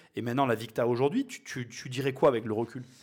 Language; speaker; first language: French; native; French